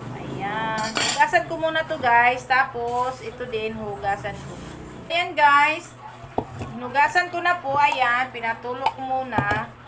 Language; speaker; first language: Filipino; non-native, local second language; Cebuano